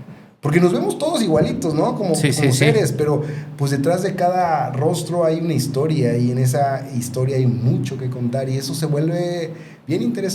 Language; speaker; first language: Spanish; native; Spanish